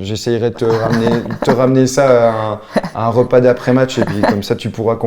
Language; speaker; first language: French; native; French